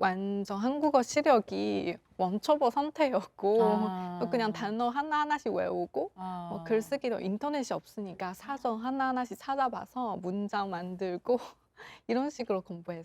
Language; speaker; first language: Korean; non-native, local second language; Chinese